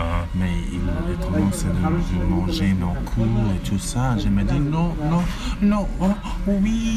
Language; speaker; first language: French; non-native, learner; English